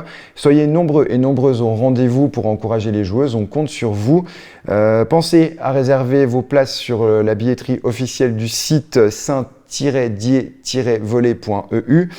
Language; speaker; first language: French; native; French